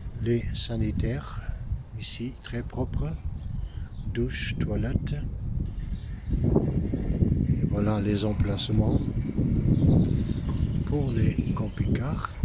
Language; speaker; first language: French; non-native, fluent; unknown